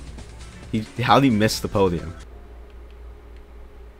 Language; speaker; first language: English; native; English